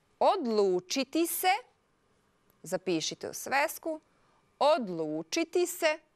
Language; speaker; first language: Serbian; non-native, local second language; Hungarian